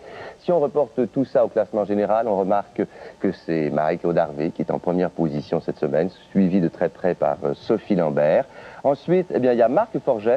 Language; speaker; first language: French; native; French